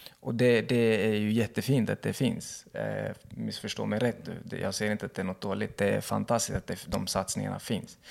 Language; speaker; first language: Swedish; early bilingual, other home language; Kurdish